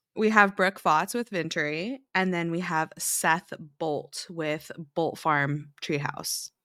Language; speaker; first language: English; early bilingual, other home language; Filipino